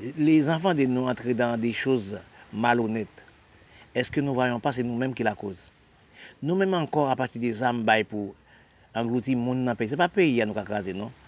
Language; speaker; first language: French; non-native, local second language; Haitian Creole